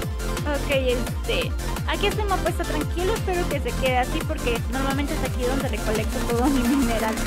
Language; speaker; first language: Spanish; native; Spanish